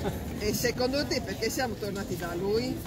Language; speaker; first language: Italian; native; Italian